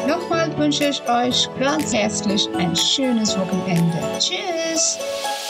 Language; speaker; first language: German; non-native, fluent; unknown